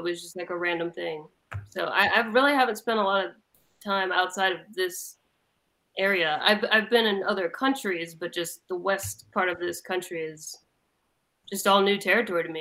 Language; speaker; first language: English; native; English